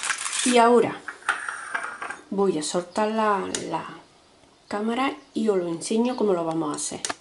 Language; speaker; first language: Spanish; native; Spanish